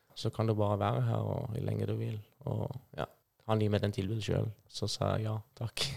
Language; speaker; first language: Norwegian; non-native, fluent; Persian